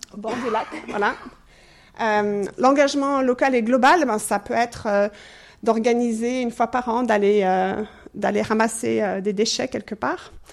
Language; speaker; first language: French; non-native, fluent; English